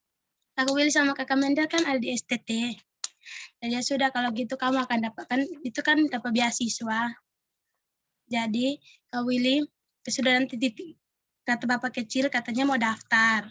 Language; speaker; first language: Indonesian; non-native, local second language; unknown